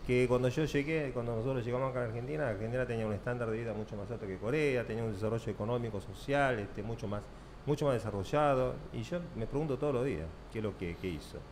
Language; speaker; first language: Spanish; early bilingual, other home language; Korean